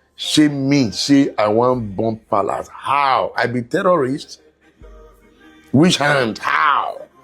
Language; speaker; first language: Nigerian Pidgin; non-native, local second language; Bini